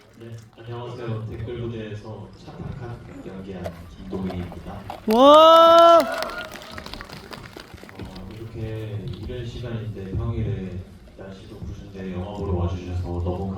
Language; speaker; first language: Korean; native; Korean